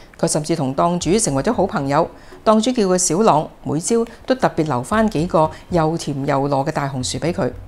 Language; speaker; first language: Chinese; non-native, local second language; Cantonese